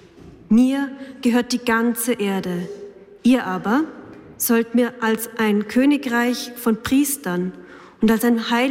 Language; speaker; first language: German; native; German